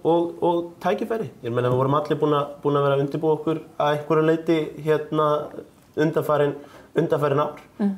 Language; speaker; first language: Icelandic; early bilingual, heritage; Icelandic